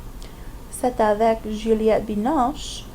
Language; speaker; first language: French; non-native, fluent; English